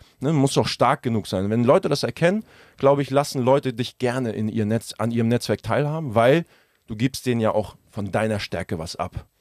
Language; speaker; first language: German; early bilingual, other home language; Russian